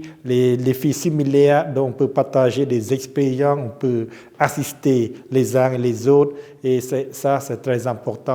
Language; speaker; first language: French; non-native, fluent; Khmer